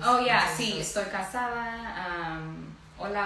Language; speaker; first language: Spanish; early bilingual, heritage; Spanish